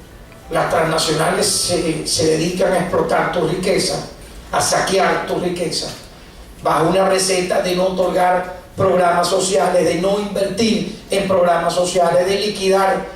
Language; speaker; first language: Spanish; native; Spanish